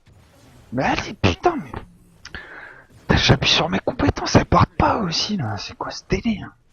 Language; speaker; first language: French; native; French